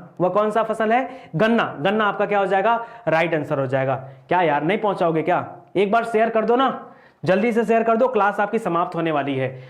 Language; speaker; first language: Hindi; native; Hindi